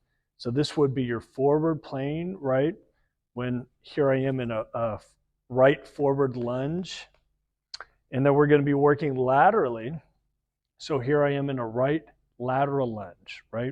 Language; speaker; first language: English; native; English